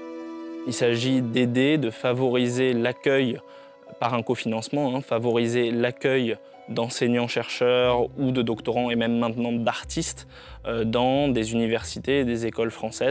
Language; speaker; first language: French; native; French